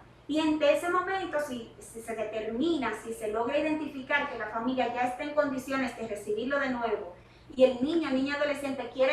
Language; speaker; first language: Spanish; native; Spanish